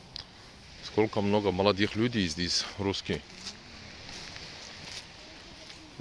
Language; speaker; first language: Russian; non-native, learner; Turkish